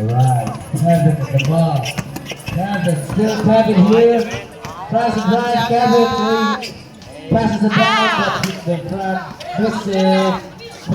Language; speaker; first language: English; non-native, local second language; Indonesian